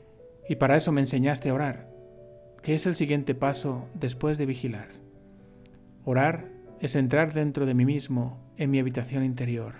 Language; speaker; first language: Spanish; native; Spanish